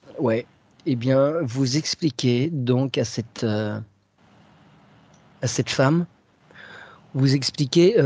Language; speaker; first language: French; native; French